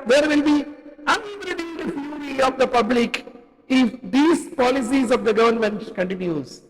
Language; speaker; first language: English; non-native, local second language; Malayalam